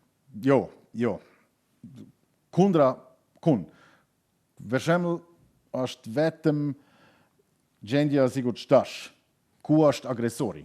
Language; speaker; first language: Albanian; non-native, learner; German